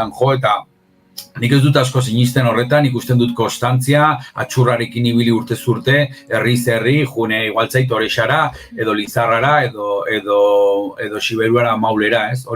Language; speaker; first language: Basque; native; Basque